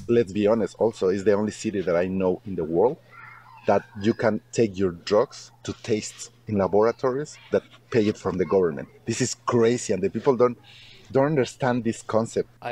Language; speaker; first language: English; non-native, learner; Spanish